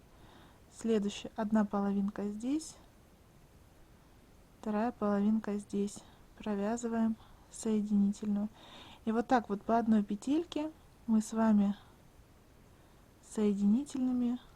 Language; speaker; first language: Russian; native; Russian